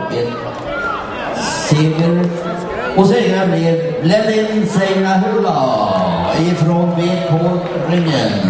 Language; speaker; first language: Swedish; native; Swedish